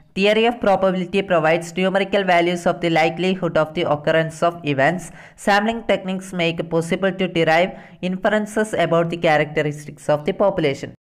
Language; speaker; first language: English; non-native, local second language; Malayalam